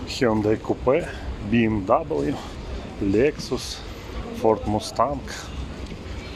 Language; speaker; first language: English; non-native, learner; Russian